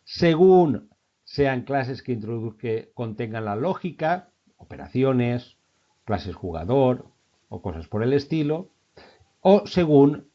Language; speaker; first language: Spanish; native; Spanish